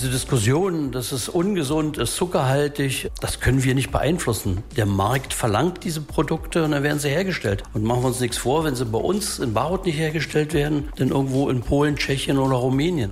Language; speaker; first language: German; native; German